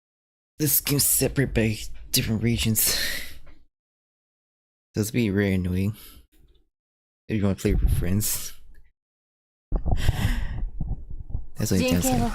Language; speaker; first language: English; non-native, local second language; Cantonese